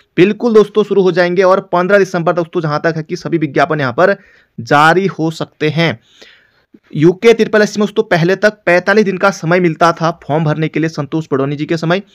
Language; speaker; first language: Hindi; native; Hindi